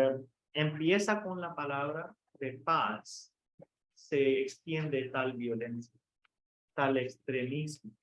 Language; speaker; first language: Spanish; non-native, fluent; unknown